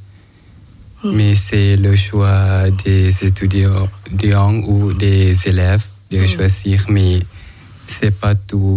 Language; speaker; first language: French; non-native, learner; Thai